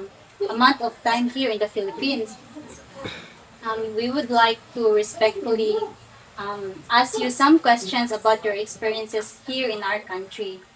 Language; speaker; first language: English; non-native, local second language; Cebuano